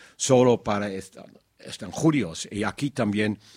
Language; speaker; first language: Spanish; non-native, fluent; Dutch